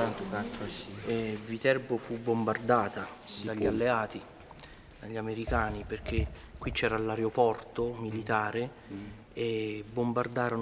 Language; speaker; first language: Italian; native; Italian